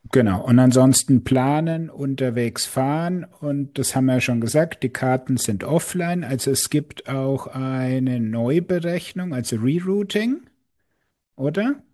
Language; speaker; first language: German; native; German